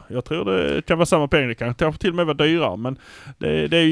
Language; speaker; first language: Swedish; native; Swedish